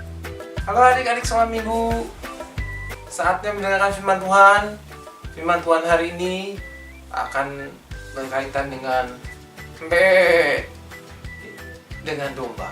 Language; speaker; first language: Indonesian; native; Indonesian